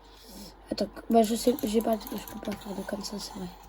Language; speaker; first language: French; native; French